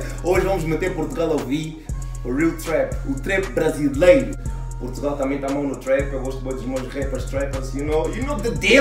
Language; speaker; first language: Portuguese; native; Portuguese